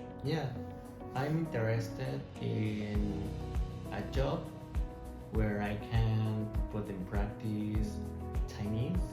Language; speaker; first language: English; non-native, learner; Spanish